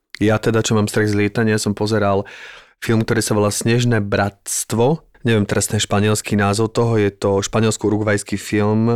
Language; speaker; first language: Slovak; native; Slovak